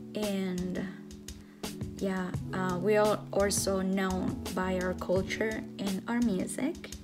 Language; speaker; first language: English; non-native, fluent; Spanish